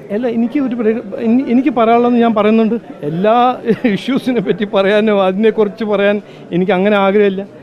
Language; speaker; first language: Malayalam; early bilingual, heritage; Malayalam